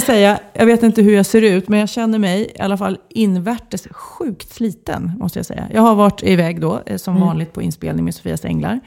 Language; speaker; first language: Swedish; native; Swedish